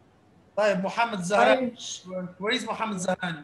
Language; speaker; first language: English; non-native, learner; Arabic